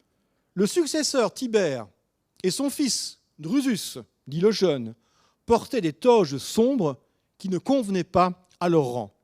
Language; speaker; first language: French; native; French